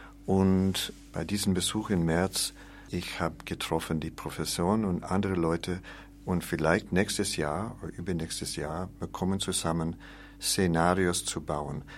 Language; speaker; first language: German; non-native, learner; English